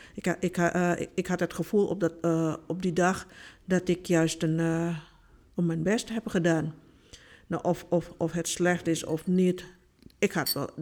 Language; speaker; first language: Dutch; non-native, fluent; Indonesian